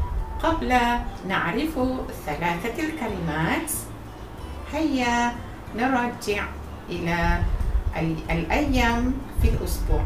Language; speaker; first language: Arabic; non-native, fluent; Malay